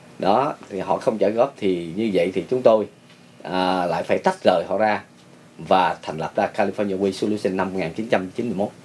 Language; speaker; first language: Vietnamese; native; Vietnamese